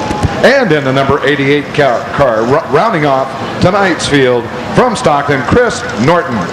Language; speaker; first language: English; native; English